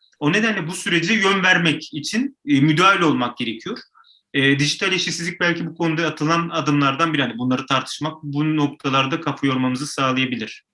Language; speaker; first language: Turkish; native; Turkish